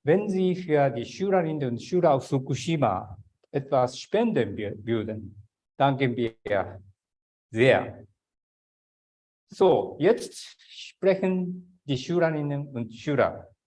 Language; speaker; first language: German; non-native, fluent; Japanese